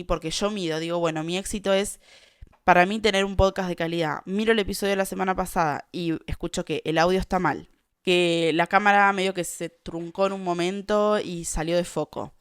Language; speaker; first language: Spanish; native; Spanish